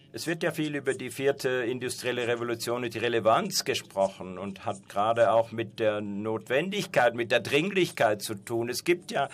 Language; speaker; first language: German; non-native, fluent; Persian